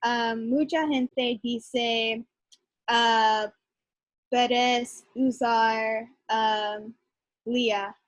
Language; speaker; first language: Spanish; non-native, learner; English